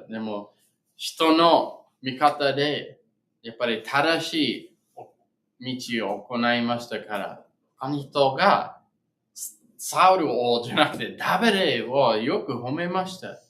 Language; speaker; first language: Japanese; non-native, fluent; English